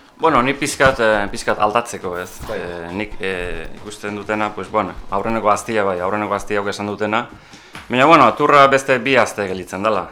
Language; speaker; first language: Basque; native; Basque